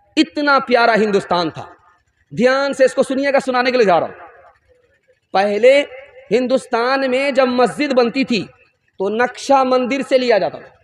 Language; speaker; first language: Urdu; non-native, local second language; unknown